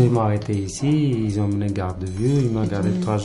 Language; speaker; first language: French; non-native, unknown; Urdu